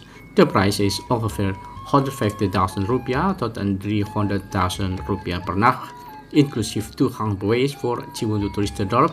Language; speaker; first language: Dutch; non-native, fluent; Indonesian